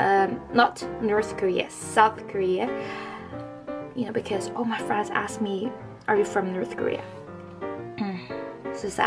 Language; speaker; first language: English; non-native, fluent; Korean